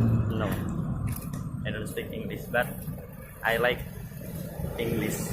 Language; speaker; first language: English; non-native, learner; Indonesian